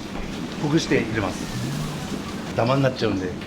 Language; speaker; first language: Japanese; native; Japanese